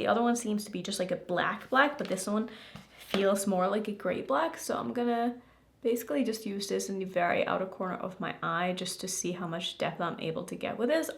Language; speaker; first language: English; native; English